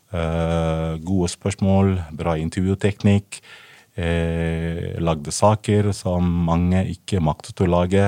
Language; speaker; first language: Norwegian; non-native, fluent; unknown